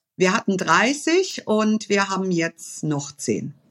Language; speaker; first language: German; early bilingual, other home language; English